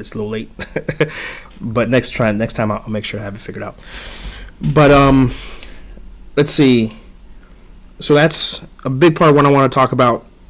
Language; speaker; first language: English; early bilingual, other home language; Haitian Creole